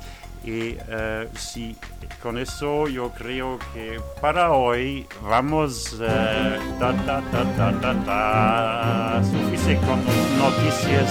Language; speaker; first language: Spanish; non-native, learner; French